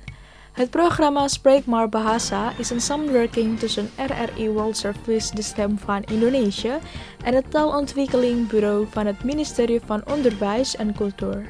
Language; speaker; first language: Dutch; non-native, fluent; Indonesian